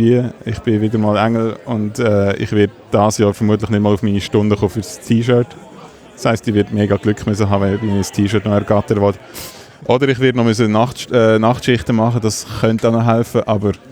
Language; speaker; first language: German; native; German